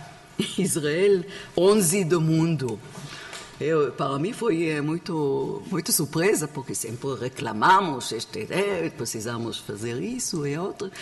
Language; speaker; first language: Portuguese; non-native, learner; Hebrew